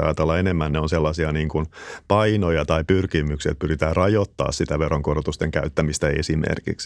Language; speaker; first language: Finnish; native; Finnish